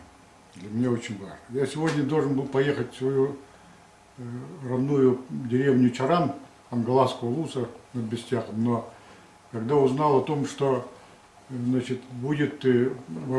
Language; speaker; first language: Russian; non-native, local second language; Yakut